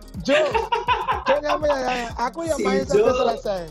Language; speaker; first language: Indonesian; non-native, fluent; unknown